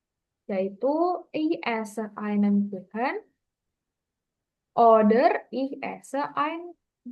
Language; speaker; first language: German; non-native, fluent; Indonesian